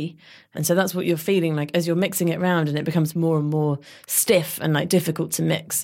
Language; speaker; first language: English; native; English